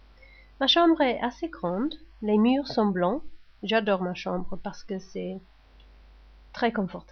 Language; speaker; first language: French; non-native, learner; English